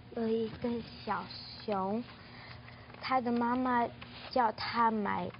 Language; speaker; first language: Chinese; early bilingual, heritage; English